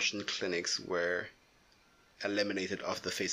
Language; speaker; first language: English; non-native, local second language; Akan